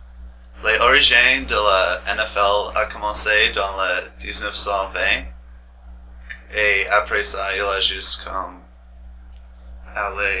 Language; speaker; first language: French; non-native, learner; English